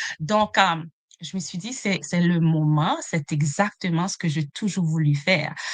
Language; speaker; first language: French; non-native, local second language; Haitian Creole